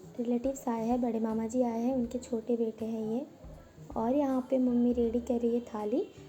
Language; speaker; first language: Hindi; non-native, local second language; Bangla